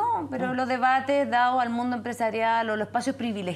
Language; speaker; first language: Spanish; native; Spanish